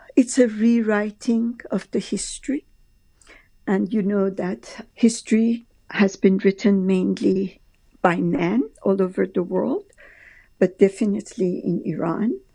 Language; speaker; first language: English; non-native, fluent; Persian